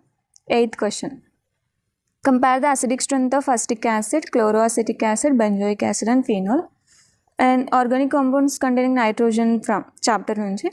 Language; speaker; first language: English; non-native, local second language; Telugu